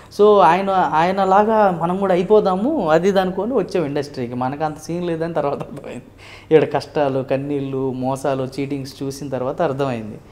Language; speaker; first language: Telugu; native; Telugu